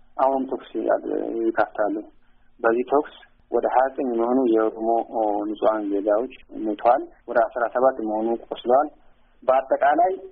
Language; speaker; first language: Amharic; non-native, local second language; Oromo